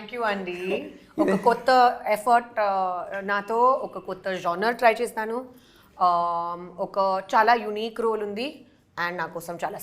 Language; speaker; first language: Telugu; non-native, learner; Hindi